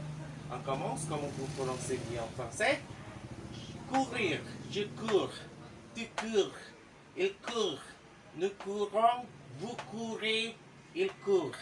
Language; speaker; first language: French; non-native, learner; Indonesian